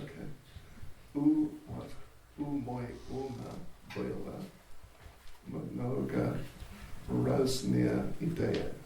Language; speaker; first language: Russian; non-native, learner; English